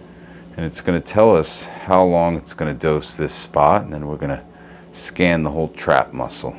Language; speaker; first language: English; native; English